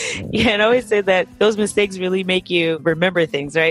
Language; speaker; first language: English; native; English